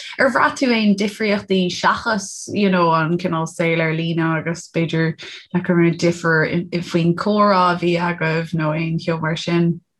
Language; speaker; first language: Irish; non-native, local second language; English